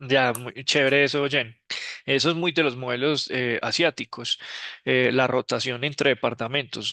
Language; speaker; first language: Spanish; native; Spanish